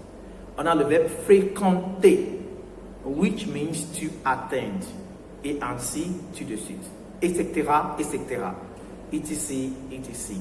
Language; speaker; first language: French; non-native, fluent; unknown